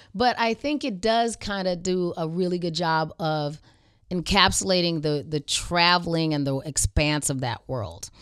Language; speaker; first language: English; native; English